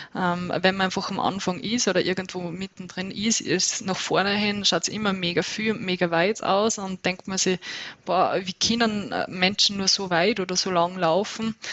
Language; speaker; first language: German; native; German